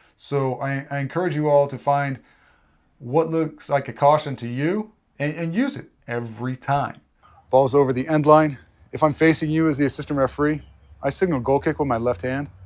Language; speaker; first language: English; native; English